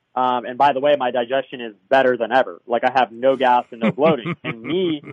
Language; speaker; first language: English; native; English